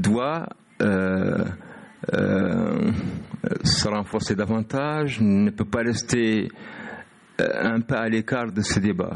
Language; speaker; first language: French; non-native, local second language; Arabic